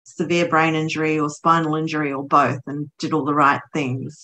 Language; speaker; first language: English; native; English